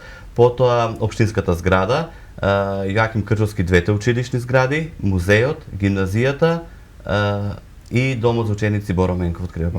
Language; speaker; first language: Macedonian; native; Macedonian